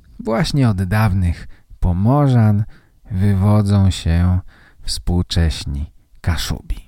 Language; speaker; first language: Polish; native; Polish